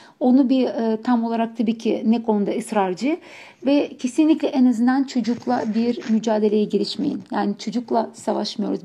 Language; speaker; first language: Turkish; non-native, fluent; Ukrainian